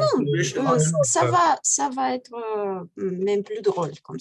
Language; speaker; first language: French; non-native, fluent; Russian